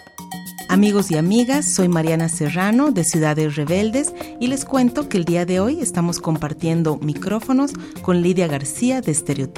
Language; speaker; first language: Spanish; native; Spanish